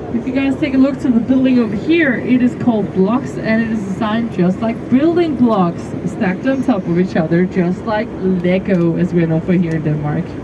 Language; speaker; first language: English; non-native, fluent; Danish